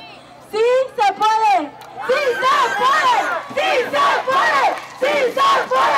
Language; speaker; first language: Spanish; early bilingual, heritage; Spanish